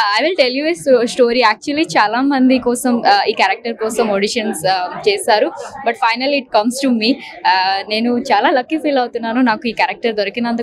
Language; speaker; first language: Telugu; non-native, fluent; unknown